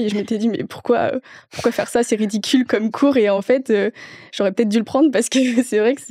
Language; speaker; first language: French; native; French